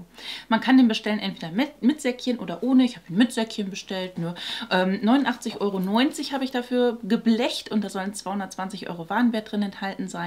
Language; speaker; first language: German; native; German